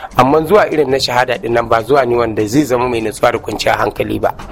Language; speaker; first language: Hausa; native; Hausa